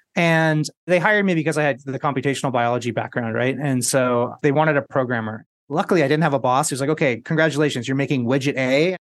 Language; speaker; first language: English; early bilingual, other home language; Spanish